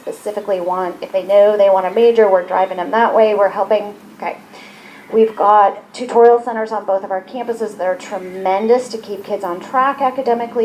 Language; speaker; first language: English; native; English